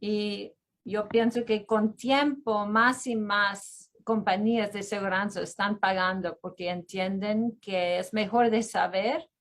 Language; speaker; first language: Spanish; early bilingual, heritage; Spanish